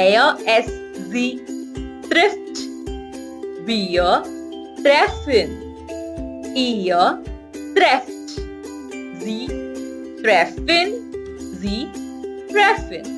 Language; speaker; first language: German; non-native, fluent; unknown